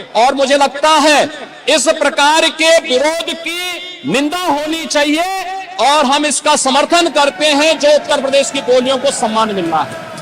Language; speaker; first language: Hindi; native; Hindi